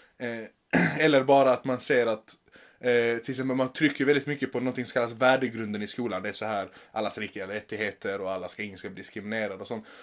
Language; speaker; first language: Swedish; native; Swedish